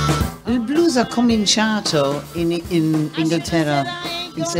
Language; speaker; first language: Italian; non-native, learner; English